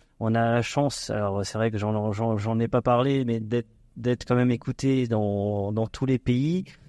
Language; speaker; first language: French; native; French